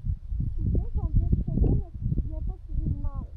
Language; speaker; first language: French; native; French